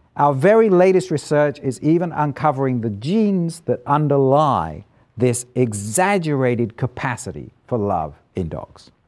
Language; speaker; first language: English; native; English